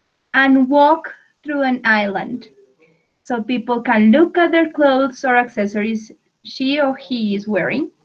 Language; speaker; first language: English; non-native, fluent; Spanish